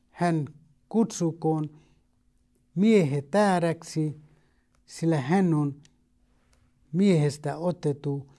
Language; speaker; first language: Finnish; non-native, fluent; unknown